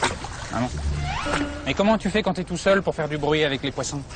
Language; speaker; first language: French; native; French